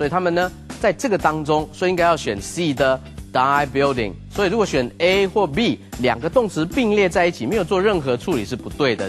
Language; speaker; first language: Chinese; native; Chinese